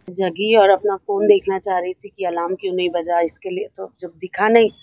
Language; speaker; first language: Hindi; native; Hindi